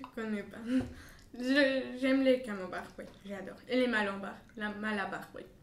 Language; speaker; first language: French; non-native, fluent; Bulgarian